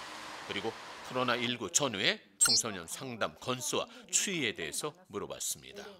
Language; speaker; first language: Korean; native; Korean